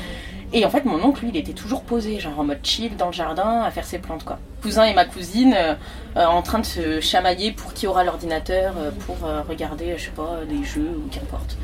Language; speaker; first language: French; native; French